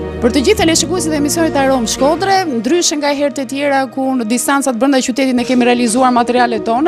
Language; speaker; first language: Albanian; native; Albanian